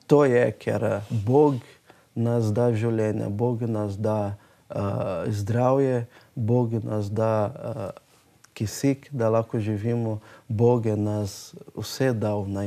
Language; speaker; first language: Slovenian; non-native, learner; Portuguese